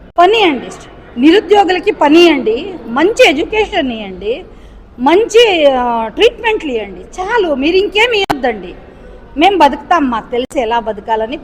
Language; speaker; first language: Telugu; native; Telugu